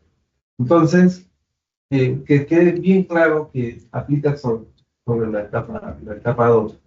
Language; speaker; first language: Spanish; native; Spanish